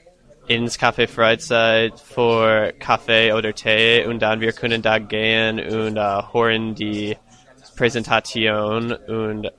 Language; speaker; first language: German; non-native, learner; English